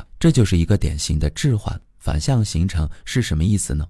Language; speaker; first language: Chinese; native; Chinese